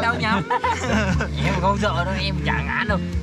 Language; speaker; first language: Vietnamese; non-native, local second language; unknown